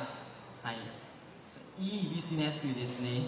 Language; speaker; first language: Japanese; non-native, learner; Lao